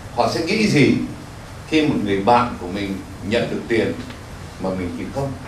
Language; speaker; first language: Vietnamese; native; Vietnamese